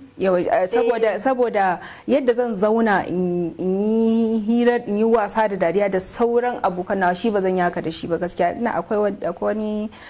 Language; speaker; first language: Hausa; native; Hausa